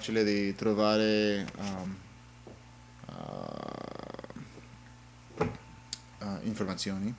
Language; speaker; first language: Italian; non-native, learner; English